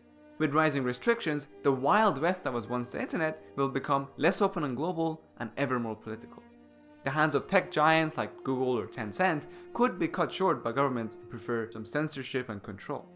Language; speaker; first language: English; non-native, fluent; Persian